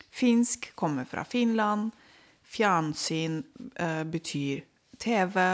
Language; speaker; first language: Norwegian; non-native, fluent; Romanian